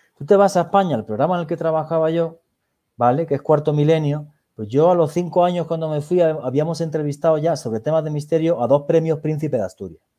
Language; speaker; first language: Spanish; native; Spanish